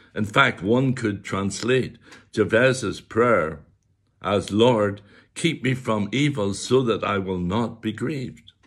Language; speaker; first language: English; native; English